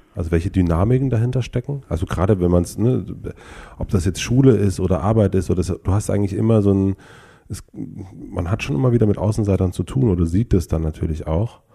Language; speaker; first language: German; native; German